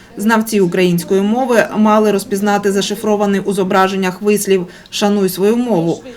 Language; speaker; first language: Ukrainian; native; Ukrainian